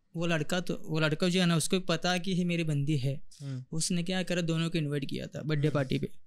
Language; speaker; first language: Hindi; non-native, local second language; Telugu